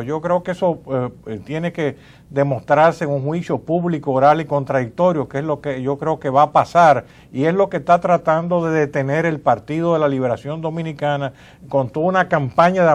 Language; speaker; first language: Spanish; native; Spanish